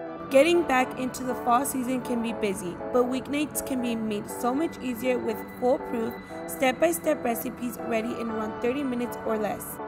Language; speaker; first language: English; early bilingual, other home language; Spanish